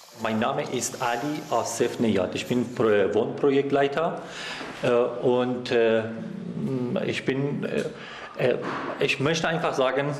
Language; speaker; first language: German; non-native, fluent; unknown